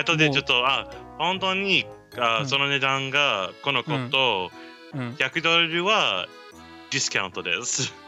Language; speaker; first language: Japanese; non-native, learner; English